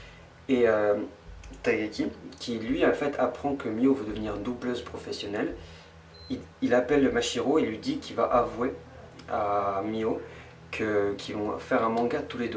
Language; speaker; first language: French; native; French